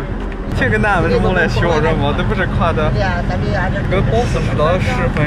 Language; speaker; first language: Chinese; native; Chinese